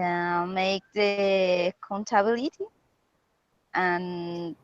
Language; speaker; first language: English; non-native, learner; Spanish